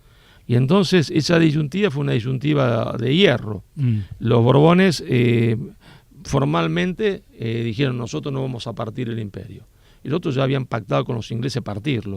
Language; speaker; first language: Spanish; native; Spanish